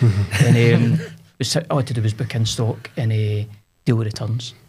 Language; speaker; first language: English; native; English